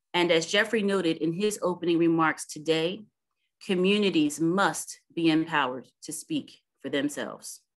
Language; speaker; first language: English; native; English